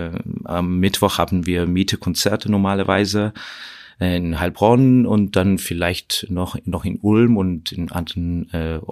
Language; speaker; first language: German; non-native, fluent; Estonian